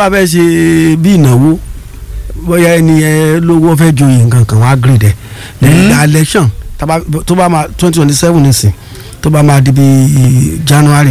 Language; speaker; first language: English; non-native, local second language; Yoruba